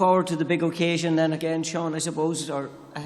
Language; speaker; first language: English; native; English